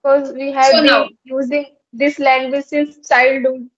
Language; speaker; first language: English; non-native, learner; Hindi